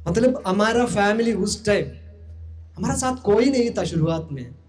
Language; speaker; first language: Hindi; non-native, local second language; Malayalam